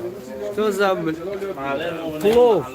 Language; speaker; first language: Russian; non-native, local second language; Tajik